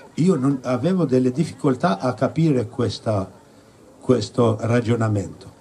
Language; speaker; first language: Italian; non-native, fluent; Albanian